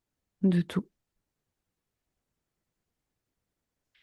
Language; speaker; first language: French; native; French